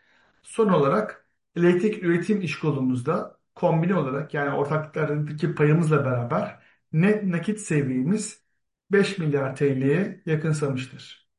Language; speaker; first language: Turkish; native; Turkish